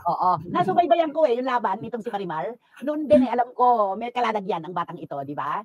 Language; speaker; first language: Filipino; native; Filipino